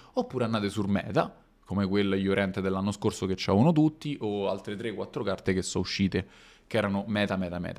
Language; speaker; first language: Italian; native; Italian